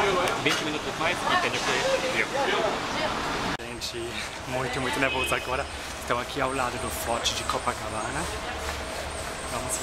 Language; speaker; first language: Portuguese; non-native, fluent; German